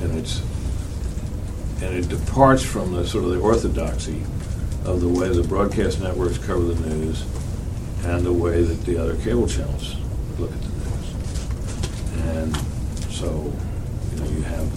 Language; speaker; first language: English; native; English